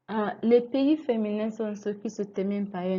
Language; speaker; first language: French; non-native, fluent; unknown